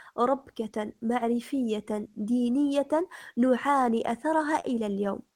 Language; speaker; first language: Arabic; native; Arabic